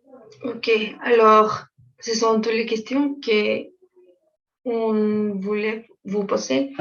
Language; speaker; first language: French; non-native, fluent; Spanish